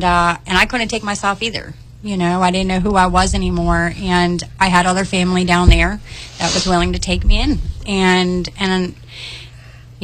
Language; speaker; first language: English; native; English